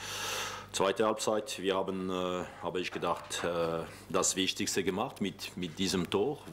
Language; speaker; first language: German; non-native, local second language; French